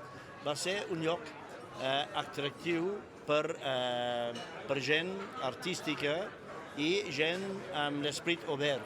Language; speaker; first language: Catalan; non-native, fluent; English